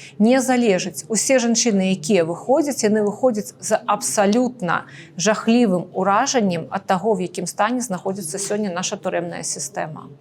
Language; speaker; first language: Belarusian; non-native, local second language; Russian